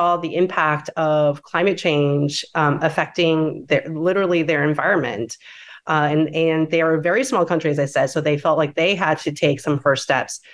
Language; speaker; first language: English; native; English